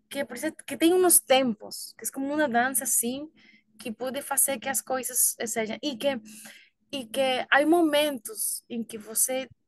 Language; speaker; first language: Portuguese; non-native, learner; Spanish